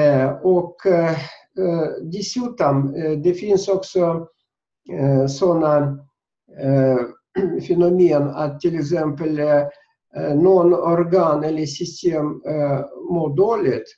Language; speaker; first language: Swedish; non-native, fluent; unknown